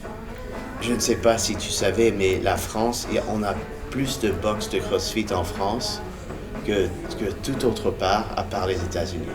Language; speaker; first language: French; early bilingual, heritage; English